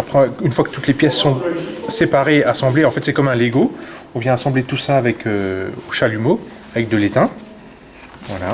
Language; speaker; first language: French; native; French